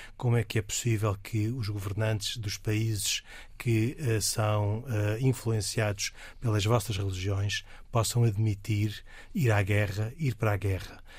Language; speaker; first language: Portuguese; native; Portuguese